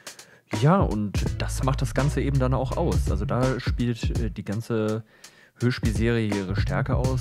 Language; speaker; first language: German; native; German